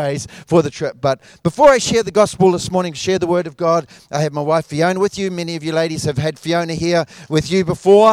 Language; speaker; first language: English; native; English